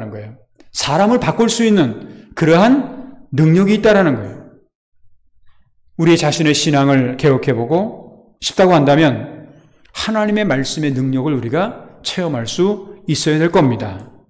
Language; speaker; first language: Korean; native; Korean